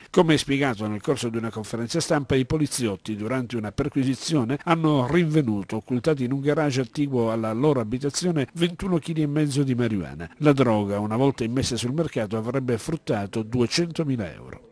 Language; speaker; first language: Italian; native; Italian